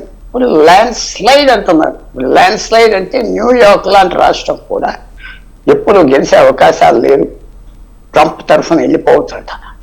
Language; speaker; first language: Telugu; native; Telugu